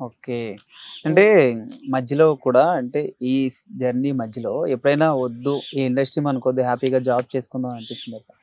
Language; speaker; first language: Telugu; native; Telugu